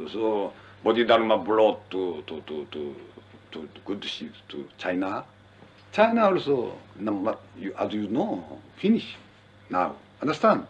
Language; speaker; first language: English; non-native, learner; Japanese